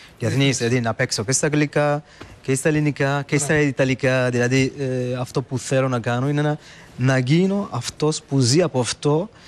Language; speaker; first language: Greek; non-native, learner; Italian